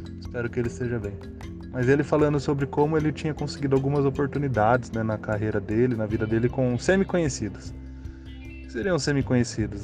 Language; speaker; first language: Portuguese; native; Portuguese